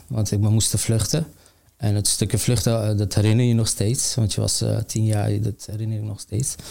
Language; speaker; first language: Dutch; early bilingual, other home language; Armenian